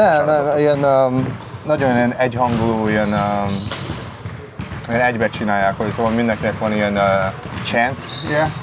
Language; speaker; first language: Hungarian; early bilingual, heritage; Hungarian